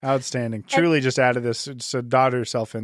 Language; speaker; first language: English; native; English